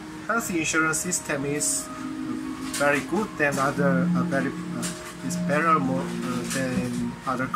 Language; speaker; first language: English; non-native, learner; Korean